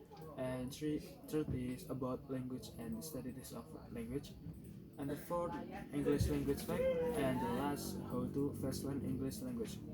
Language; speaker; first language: English; non-native, learner; Indonesian